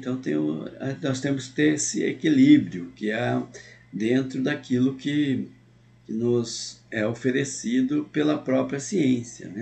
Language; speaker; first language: Portuguese; native; Portuguese